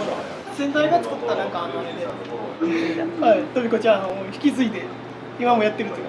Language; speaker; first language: Japanese; native; Japanese